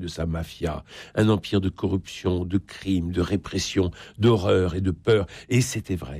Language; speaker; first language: French; native; French